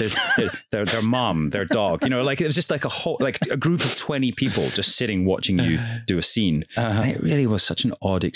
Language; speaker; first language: English; native; English